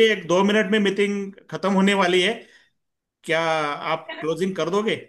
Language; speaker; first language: Hindi; non-native, local second language; Marathi